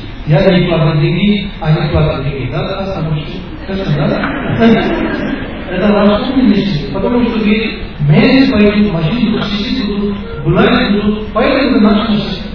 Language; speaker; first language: Russian; non-native, learner; Tibetan